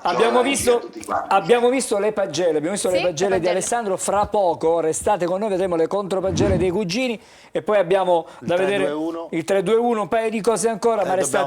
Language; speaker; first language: Italian; native; Italian